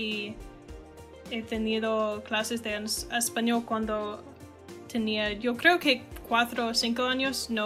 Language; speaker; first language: Spanish; non-native, learner; English